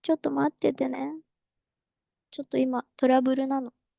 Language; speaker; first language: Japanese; non-native, fluent; Indonesian